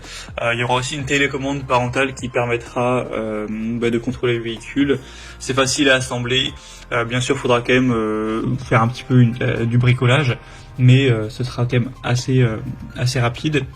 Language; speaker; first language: French; native; French